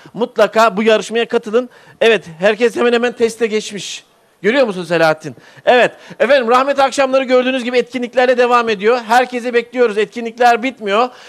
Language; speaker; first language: Turkish; native; Turkish